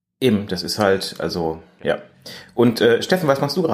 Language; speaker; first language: German; native; German